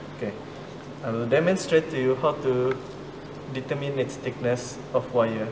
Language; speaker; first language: English; non-native, local second language; Malay